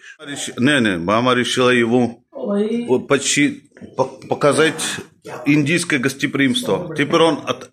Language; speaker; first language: Russian; non-native, fluent; Hindi